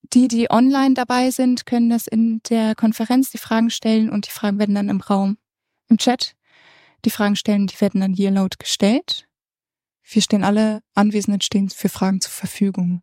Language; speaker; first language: German; native; German